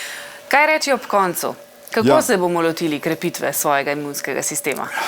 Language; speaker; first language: Slovenian; native; Slovenian